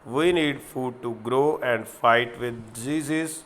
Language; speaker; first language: English; non-native, local second language; Punjabi